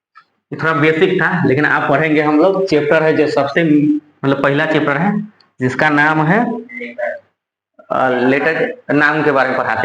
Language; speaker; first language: Hindi; non-native, local second language; Bhojpuri